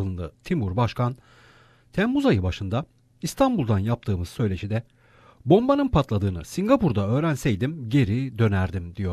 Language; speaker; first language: Turkish; native; Turkish